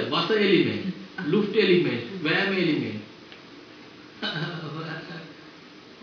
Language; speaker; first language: German; non-native, fluent; Sinhala